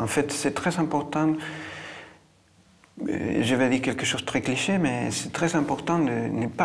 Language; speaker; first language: French; non-native, fluent; Spanish